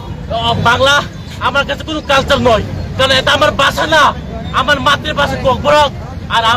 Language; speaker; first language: Bangla; non-native, local second language; Kok Borok